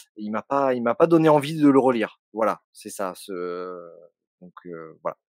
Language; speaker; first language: French; native; French